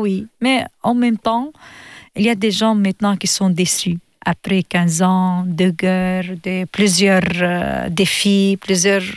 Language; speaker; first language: French; non-native, learner; Arabic